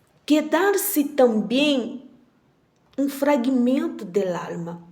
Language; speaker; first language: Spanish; non-native, learner; Portuguese